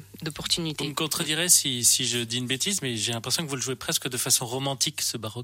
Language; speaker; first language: French; native; French